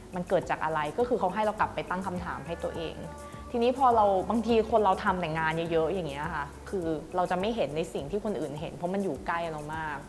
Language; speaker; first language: Thai; native; Thai